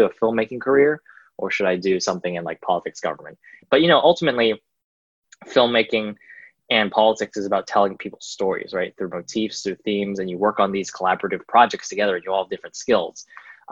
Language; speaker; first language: English; native; English